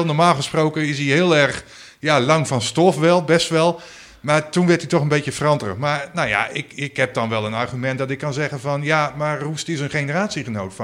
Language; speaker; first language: Dutch; native; Dutch